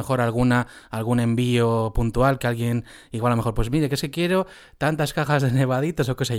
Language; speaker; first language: Spanish; native; Spanish